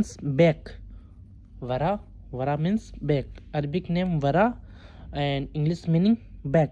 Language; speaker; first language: English; non-native, learner; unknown